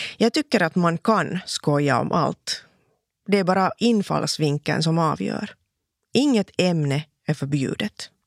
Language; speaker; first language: Swedish; non-native, local second language; Finnish